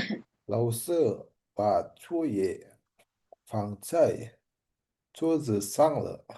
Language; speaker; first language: Chinese; non-native, learner; Indonesian